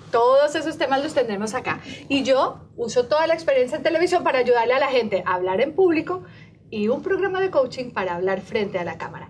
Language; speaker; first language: Spanish; native; Spanish